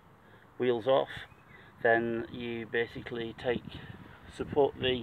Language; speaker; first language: English; native; English